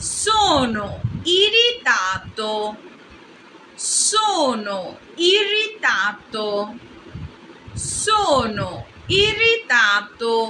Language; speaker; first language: Italian; non-native, fluent; Bangla